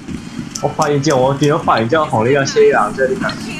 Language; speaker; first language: Chinese; native; Chinese